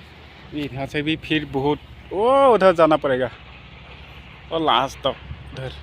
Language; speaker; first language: Hindi; non-native, local second language; Assamese